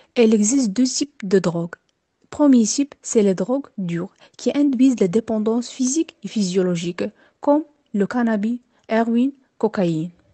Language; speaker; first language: French; non-native, local second language; Arabic